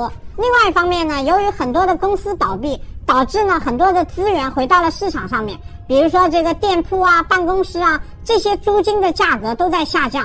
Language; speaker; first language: Chinese; native; Chinese